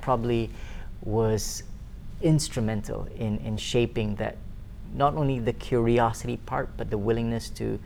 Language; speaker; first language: English; non-native, local second language; Malay